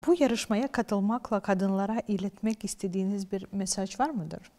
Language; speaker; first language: Turkish; non-native, fluent; Ukrainian